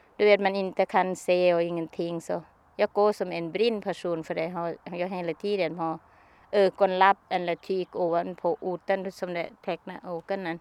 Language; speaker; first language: Swedish; non-native, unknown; Thai